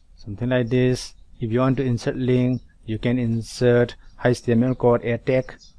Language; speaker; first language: English; non-native, local second language; Manipuri